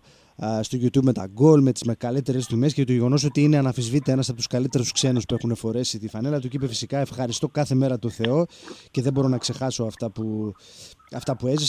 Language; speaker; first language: Greek; native; Greek